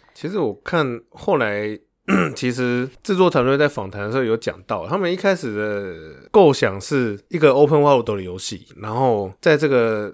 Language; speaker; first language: Chinese; native; Chinese